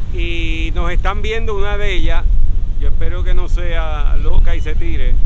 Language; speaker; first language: Spanish; native; Spanish